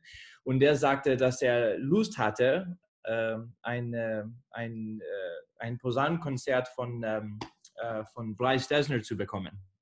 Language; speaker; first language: German; non-native, fluent; English